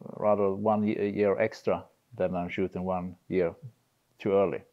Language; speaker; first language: English; non-native, fluent; Swedish